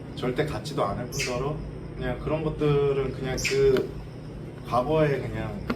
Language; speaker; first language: Korean; native; Korean